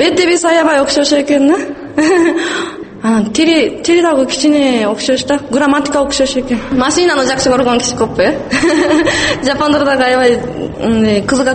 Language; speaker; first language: Kyrgyz; non-native, learner; Japanese